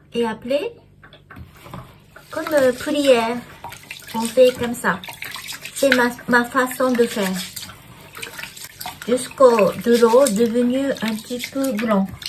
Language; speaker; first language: French; non-native, learner; Japanese